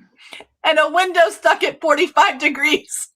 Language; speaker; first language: English; native; English